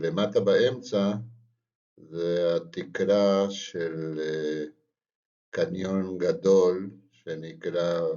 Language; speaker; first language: Hebrew; non-native, fluent; Spanish